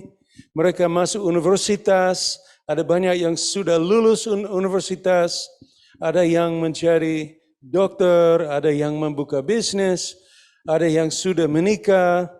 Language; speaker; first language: Indonesian; non-native, fluent; English